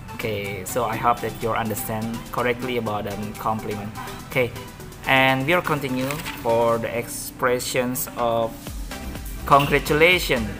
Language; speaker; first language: English; non-native, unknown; Indonesian